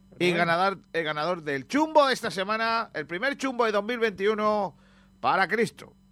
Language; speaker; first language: Spanish; native; Spanish